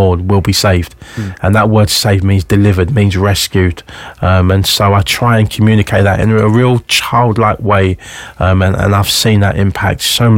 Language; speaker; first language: English; native; English